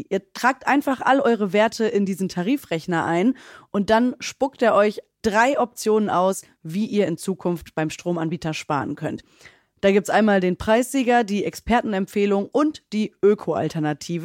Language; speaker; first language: German; native; German